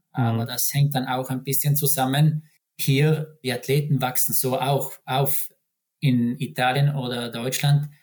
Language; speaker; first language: German; native; German